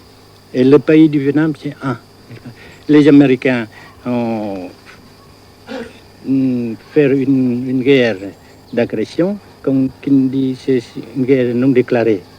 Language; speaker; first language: French; non-native, local second language; Vietnamese